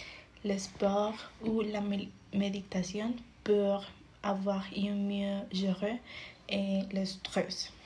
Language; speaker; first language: French; non-native, fluent; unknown